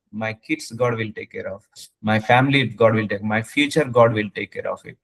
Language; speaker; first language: English; non-native, local second language; Telugu